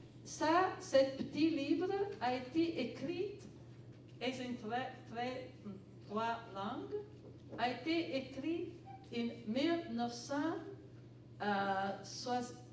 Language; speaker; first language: French; non-native, fluent; Italian